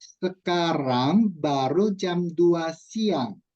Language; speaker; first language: Indonesian; non-native, fluent; Chinese